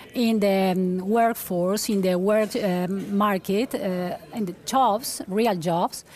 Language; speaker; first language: English; non-native, fluent; Spanish